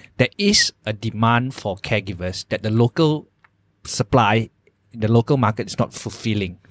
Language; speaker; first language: English; non-native, local second language; Chinese